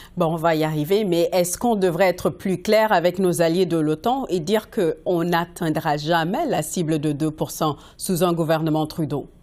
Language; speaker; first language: French; native; French